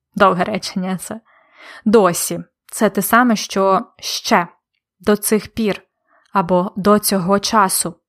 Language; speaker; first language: Ukrainian; native; Ukrainian